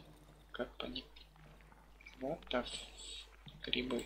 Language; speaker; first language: Russian; native; Russian